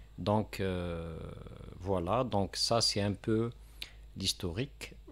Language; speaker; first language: French; non-native, local second language; Kabyle